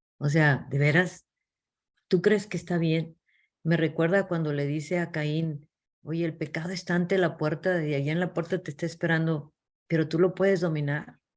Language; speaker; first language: Spanish; early bilingual, heritage; English